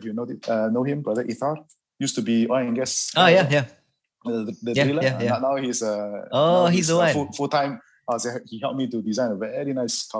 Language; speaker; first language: English; non-native, local second language; Hakka Chinese